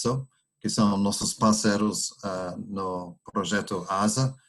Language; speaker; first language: Portuguese; non-native, fluent; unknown